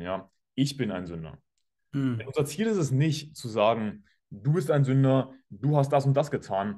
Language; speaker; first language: German; native; German